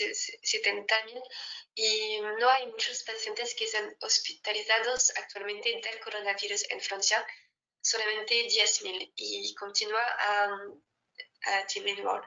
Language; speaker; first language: Spanish; non-native, fluent; French